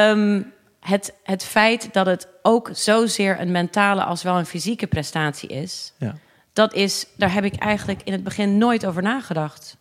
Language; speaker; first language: Dutch; early bilingual, other home language; English